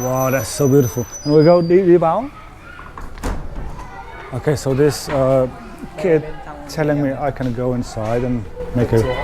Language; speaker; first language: English; non-native, fluent; Lithuanian